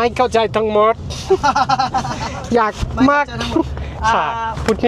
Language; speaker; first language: Thai; non-native, learner; French